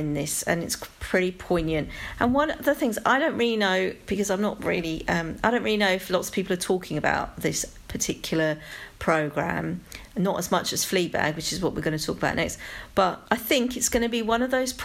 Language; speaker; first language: English; native; English